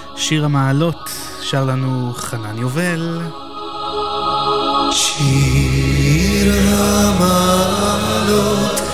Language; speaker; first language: Hebrew; native; Hebrew